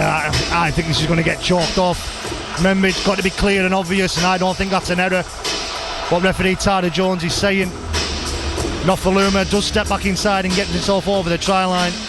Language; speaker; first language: English; native; English